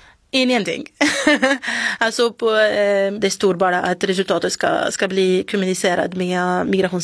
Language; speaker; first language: Swedish; non-native, fluent; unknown